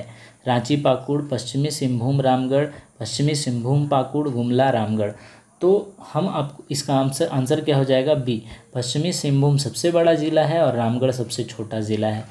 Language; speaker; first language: Hindi; native; Hindi